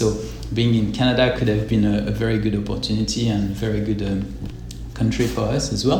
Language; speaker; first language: English; non-native, fluent; French